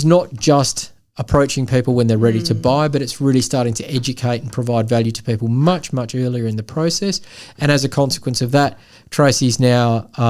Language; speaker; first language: English; native; English